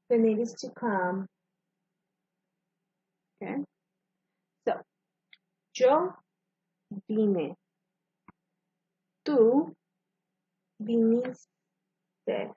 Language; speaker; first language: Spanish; non-native, fluent; English